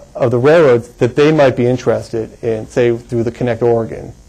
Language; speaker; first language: English; native; English